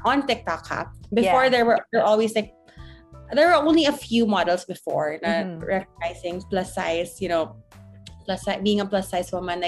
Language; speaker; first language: English; non-native, local second language; Hiligaynon